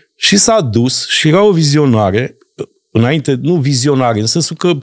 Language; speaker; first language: Romanian; native; Romanian